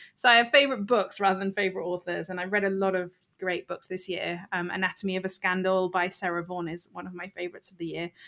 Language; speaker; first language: English; native; English